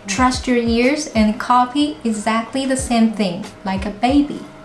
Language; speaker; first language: English; non-native, fluent; Chinese